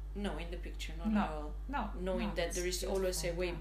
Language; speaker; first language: English; non-native, fluent; Italian